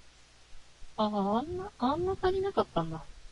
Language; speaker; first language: Japanese; native; Japanese